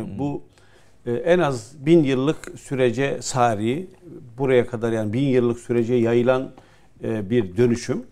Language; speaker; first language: Turkish; native; Turkish